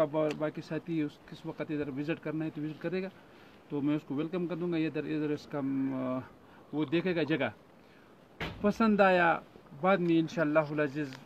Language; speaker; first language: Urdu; non-native, local second language; Pashto